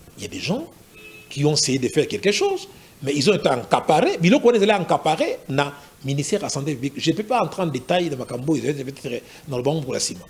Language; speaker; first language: French; non-native, local second language; Lingala